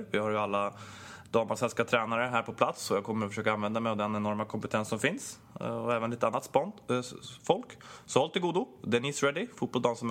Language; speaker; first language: Swedish; native; Swedish